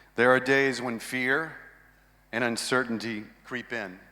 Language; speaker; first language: English; native; English